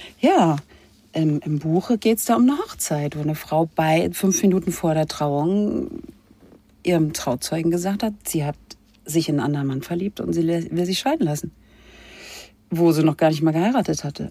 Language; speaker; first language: German; native; German